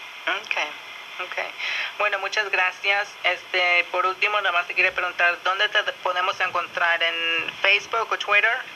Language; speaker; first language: Spanish; early bilingual, other home language; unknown